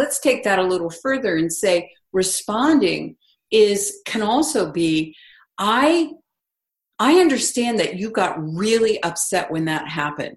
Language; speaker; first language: English; native; English